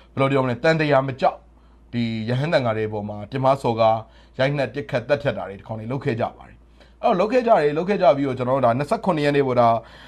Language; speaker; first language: Burmese; native; Burmese